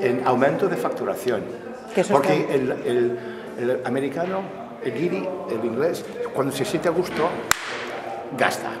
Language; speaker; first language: Spanish; non-native, fluent; English